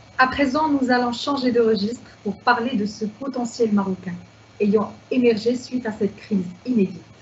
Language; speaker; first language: French; non-native, local second language; Arabic